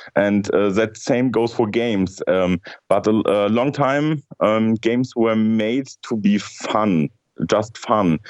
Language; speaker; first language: English; non-native, fluent; German